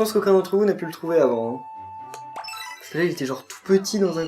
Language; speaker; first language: French; native; French